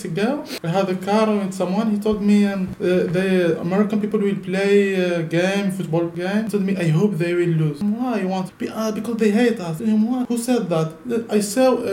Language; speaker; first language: English; non-native, learner; Arabic